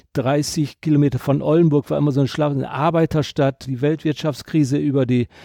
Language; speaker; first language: German; native; German